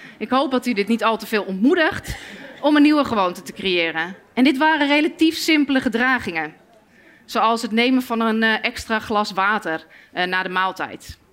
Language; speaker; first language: Dutch; native; Dutch